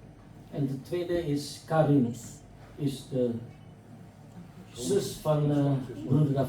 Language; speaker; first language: Dutch; non-native, fluent; Indonesian